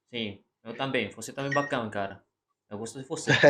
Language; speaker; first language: Portuguese; non-native, learner; Indonesian